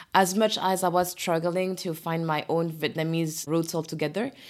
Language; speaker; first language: English; non-native, fluent; French